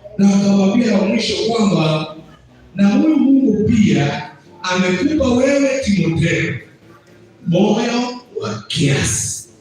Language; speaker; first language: Swahili; non-native, local second language; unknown